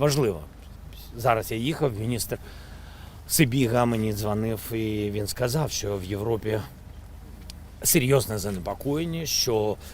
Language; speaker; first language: Ukrainian; non-native, local second language; Russian